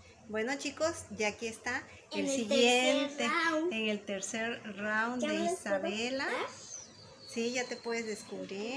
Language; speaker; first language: Spanish; native; Spanish